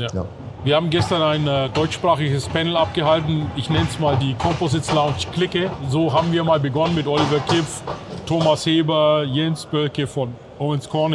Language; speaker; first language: German; native; German